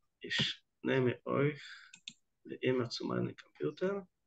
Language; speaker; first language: German; non-native, fluent; Hebrew